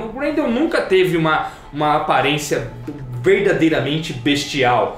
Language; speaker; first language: Portuguese; native; Portuguese